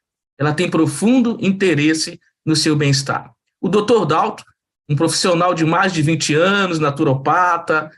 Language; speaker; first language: Portuguese; native; Portuguese